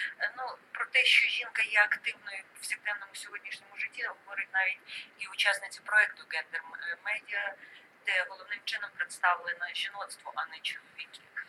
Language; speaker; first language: Ukrainian; native; Ukrainian